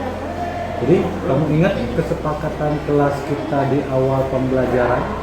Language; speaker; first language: Indonesian; native; Indonesian